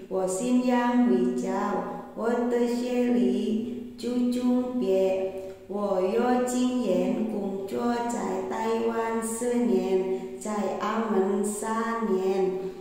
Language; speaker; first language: Chinese; non-native, learner; Indonesian